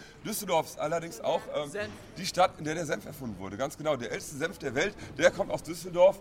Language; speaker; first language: German; native; German